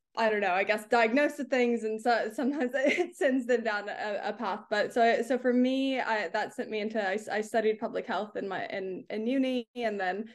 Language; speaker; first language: English; native; English